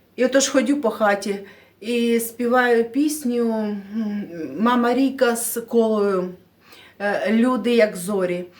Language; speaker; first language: Ukrainian; non-native, local second language; Russian